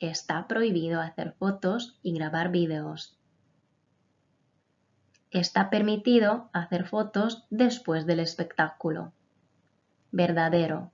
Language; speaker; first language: Spanish; non-native, fluent; Croatian